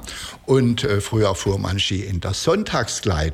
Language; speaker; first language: German; native; German